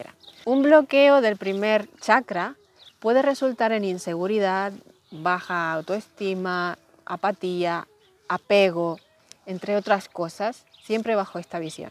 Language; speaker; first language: Spanish; native; Spanish